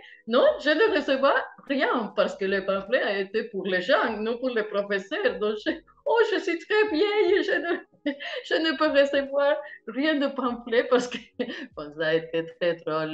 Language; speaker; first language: French; non-native, fluent; Spanish